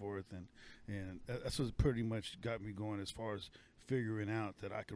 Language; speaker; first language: English; native; English